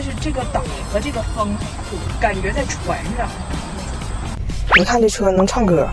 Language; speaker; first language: Chinese; native; Chinese